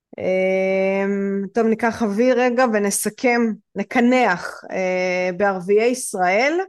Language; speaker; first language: Hebrew; native; Hebrew